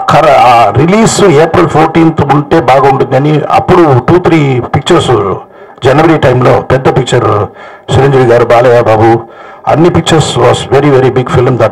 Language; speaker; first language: Telugu; non-native, local second language; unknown